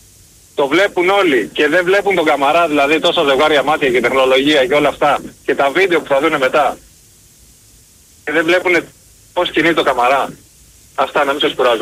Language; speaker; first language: Greek; native; Greek